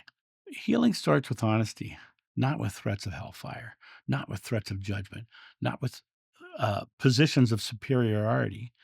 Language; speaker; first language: English; native; English